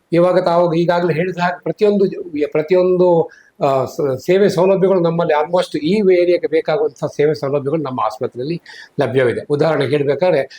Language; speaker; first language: Kannada; native; Kannada